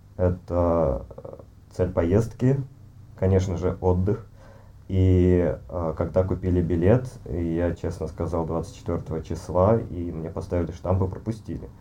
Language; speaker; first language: Russian; native; Russian